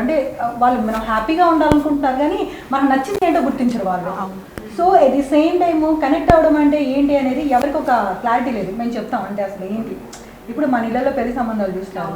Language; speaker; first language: Telugu; native; Telugu